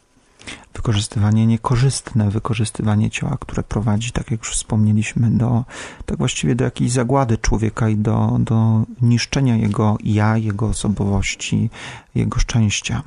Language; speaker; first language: Polish; native; Polish